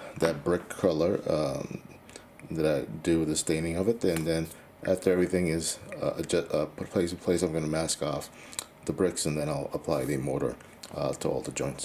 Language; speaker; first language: English; native; English